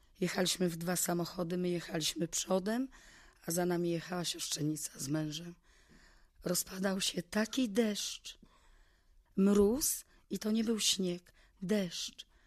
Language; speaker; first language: Polish; native; Polish